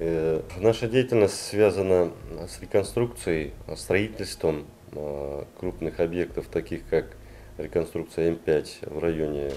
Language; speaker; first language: Russian; native; Russian